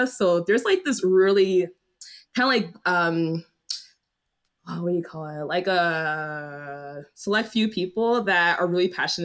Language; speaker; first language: English; native; English